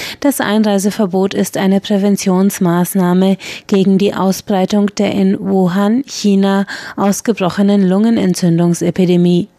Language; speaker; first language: German; native; German